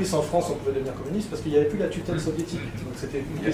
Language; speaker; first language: French; native; French